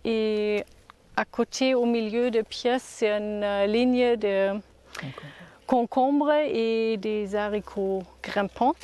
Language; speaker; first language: French; non-native, learner; German